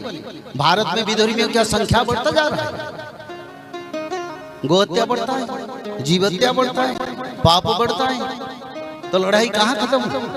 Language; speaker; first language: Hindi; non-native, local second language; Odia